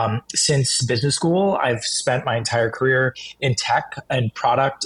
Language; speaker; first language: English; native; English